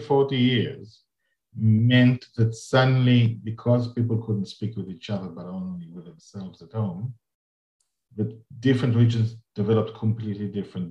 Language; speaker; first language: English; non-native, fluent; Hebrew